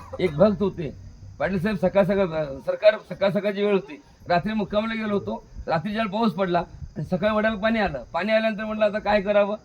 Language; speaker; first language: Marathi; native; Marathi